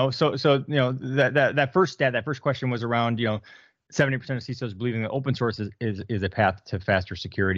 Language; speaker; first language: English; native; English